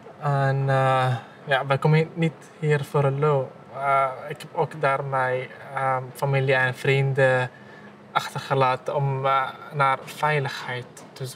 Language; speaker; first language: Dutch; early bilingual, other home language; Arabic